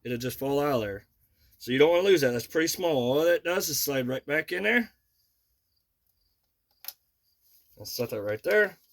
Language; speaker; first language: English; native; English